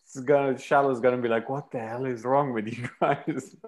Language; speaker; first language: English; non-native, fluent; Persian